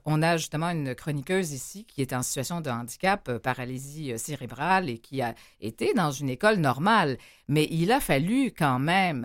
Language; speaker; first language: French; native; French